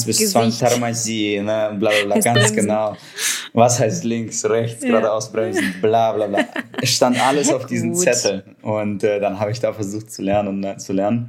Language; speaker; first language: German; early bilingual, other home language; Russian